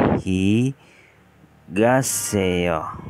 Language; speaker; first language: Korean; non-native, learner; Indonesian